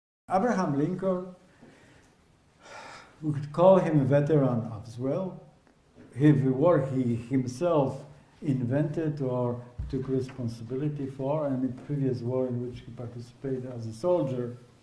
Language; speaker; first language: English; non-native, fluent; Polish